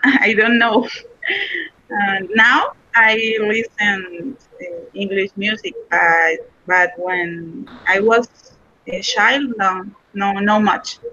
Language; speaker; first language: English; non-native, learner; Spanish